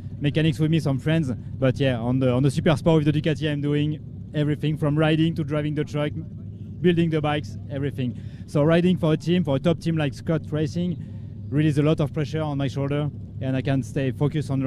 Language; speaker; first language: English; non-native, learner; French